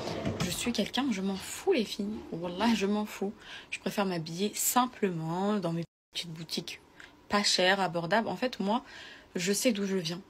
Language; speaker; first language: French; native; French